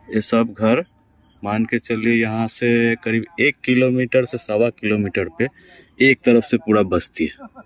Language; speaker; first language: Hindi; native; Hindi